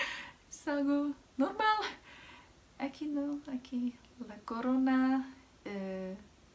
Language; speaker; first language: Spanish; non-native, fluent; Czech